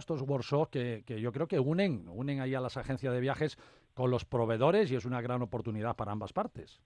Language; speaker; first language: Spanish; native; Spanish